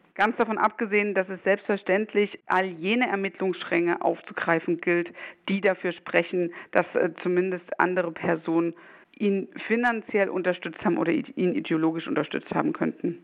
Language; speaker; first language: German; native; German